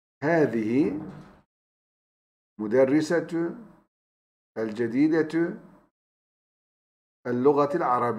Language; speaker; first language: Arabic; non-native, fluent; Turkish